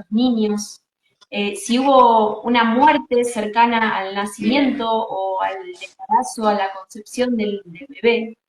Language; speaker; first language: Spanish; native; Spanish